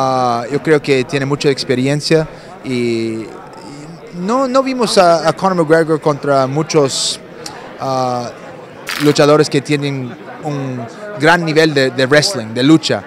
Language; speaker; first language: Spanish; non-native, fluent; English